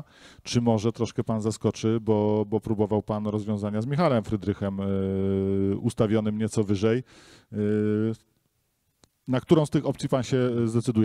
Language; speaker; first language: Polish; native; Polish